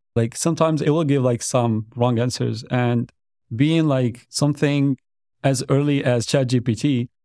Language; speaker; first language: English; non-native, fluent; Arabic